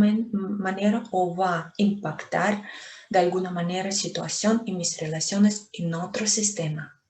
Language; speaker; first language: Spanish; non-native, fluent; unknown